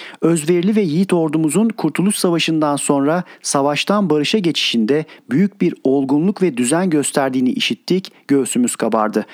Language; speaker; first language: Turkish; native; Turkish